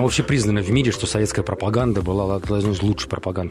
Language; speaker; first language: Russian; native; Russian